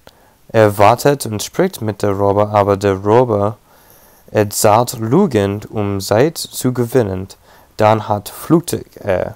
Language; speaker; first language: German; non-native, learner; English